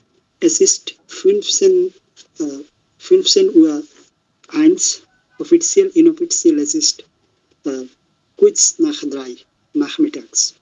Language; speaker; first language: German; non-native, learner; Bangla